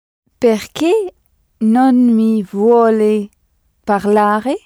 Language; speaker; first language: Italian; non-native, learner; French